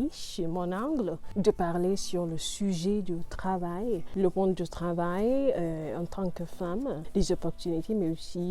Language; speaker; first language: French; non-native, learner; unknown